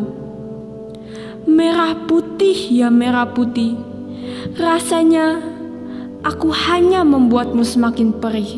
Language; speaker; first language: Indonesian; native; Indonesian